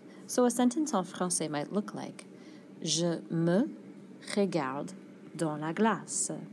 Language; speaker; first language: French; non-native, fluent; English